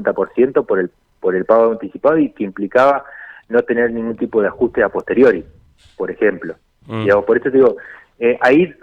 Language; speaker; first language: Spanish; native; Spanish